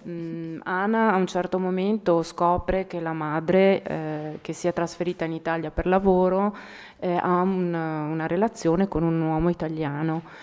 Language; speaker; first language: Italian; native; Italian